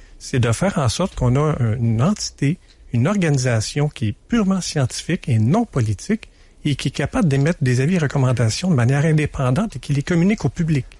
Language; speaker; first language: French; native; French